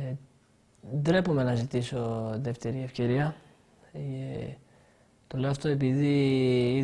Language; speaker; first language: Greek; early bilingual, other home language; Albanian